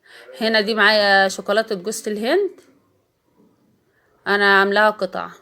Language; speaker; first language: Arabic; native; Arabic